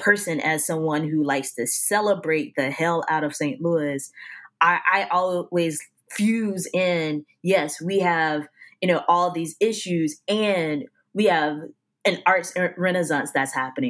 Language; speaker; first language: English; native; English